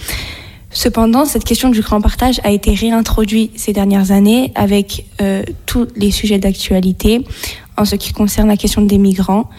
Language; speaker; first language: French; native; French